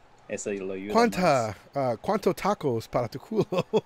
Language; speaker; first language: Spanish; early bilingual, heritage; Spanish